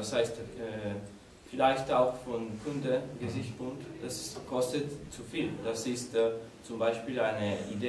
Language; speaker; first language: German; non-native, learner; Italian